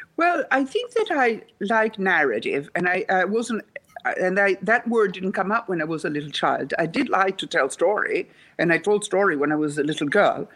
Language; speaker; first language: English; non-native, fluent; Italian